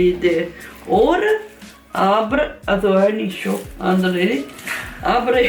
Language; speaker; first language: German; non-native, learner; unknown